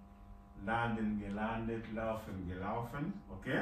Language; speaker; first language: German; non-native, fluent; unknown